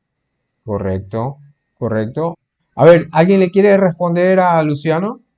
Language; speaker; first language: Spanish; native; Spanish